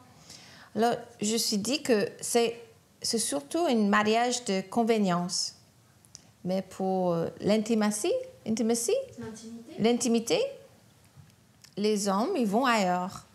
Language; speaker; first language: French; non-native, fluent; English